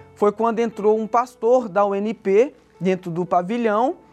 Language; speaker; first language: Portuguese; native; Portuguese